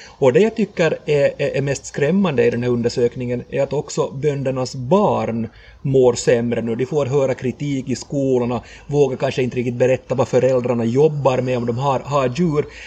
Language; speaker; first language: Swedish; native; Swedish